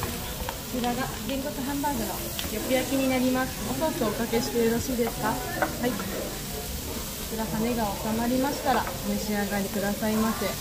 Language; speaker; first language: Japanese; native; Japanese